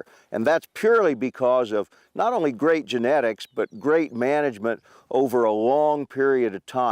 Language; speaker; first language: English; native; English